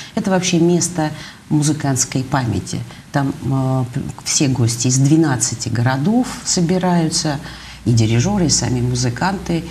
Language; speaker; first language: Russian; native; Russian